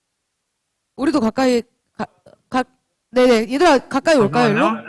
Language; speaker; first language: Korean; native; Korean